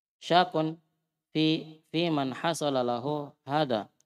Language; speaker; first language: Arabic; non-native, fluent; Indonesian